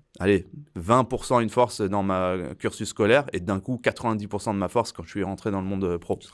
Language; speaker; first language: French; early bilingual, other home language; Persian